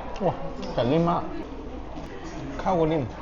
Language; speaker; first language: Thai; non-native, learner; Cantonese